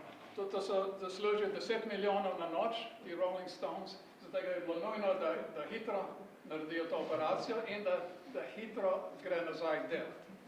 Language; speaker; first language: Slovenian; early bilingual, heritage; Slovenian